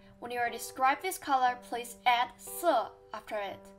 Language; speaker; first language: English; non-native, fluent; Chinese